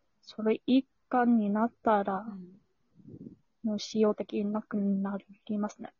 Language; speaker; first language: Japanese; non-native, learner; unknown